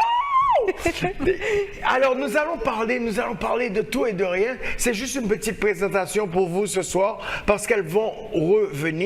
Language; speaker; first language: French; non-native, local second language; Haitian Creole